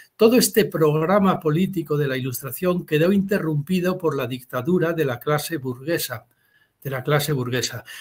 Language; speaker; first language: Spanish; native; Spanish